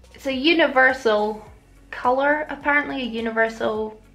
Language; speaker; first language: English; native; English